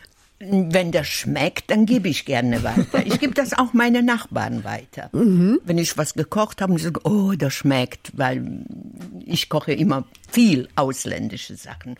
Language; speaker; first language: German; non-native, fluent; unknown